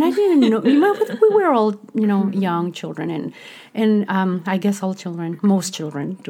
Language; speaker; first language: English; non-native, fluent; Spanish